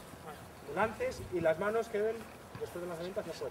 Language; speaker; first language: Spanish; native; Spanish